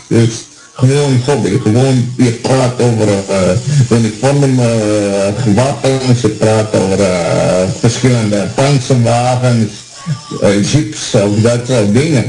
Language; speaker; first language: Dutch; non-native, learner; Croatian